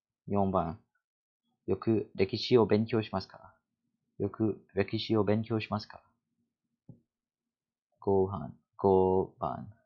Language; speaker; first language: Japanese; non-native, learner; English